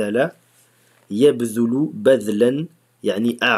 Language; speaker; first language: Arabic; non-native, fluent; French